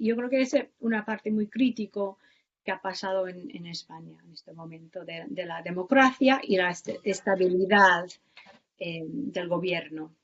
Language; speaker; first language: Spanish; non-native, fluent; English